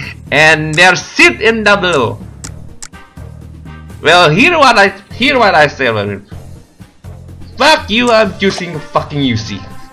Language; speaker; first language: English; non-native, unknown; Indonesian